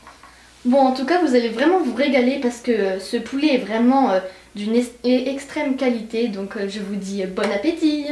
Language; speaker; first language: French; native; French